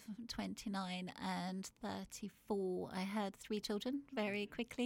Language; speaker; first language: English; native; English